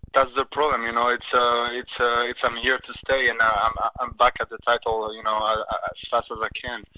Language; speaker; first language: English; non-native, fluent; French